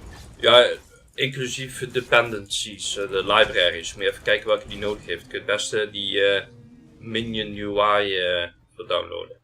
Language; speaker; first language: Dutch; native; Dutch